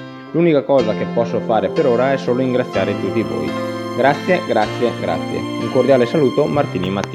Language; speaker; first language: Italian; native; Italian